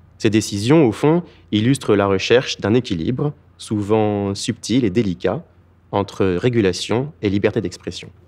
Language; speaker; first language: French; native; French